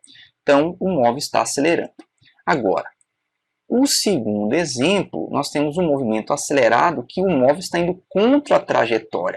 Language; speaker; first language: Portuguese; native; Portuguese